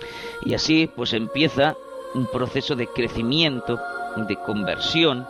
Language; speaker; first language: Spanish; native; Spanish